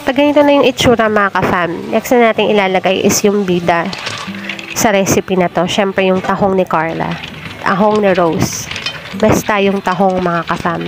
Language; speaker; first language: Filipino; non-native, local second language; Aklanon